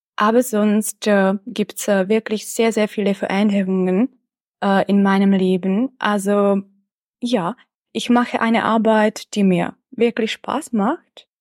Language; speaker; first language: German; non-native, fluent; Czech